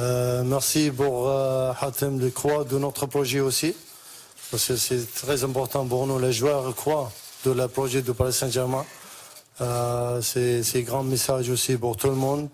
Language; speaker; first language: French; non-native, learner; Arabic